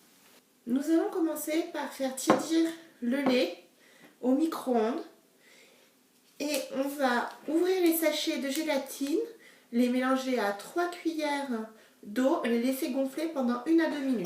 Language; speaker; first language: French; native; French